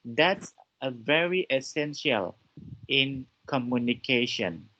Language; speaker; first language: English; non-native, fluent; Indonesian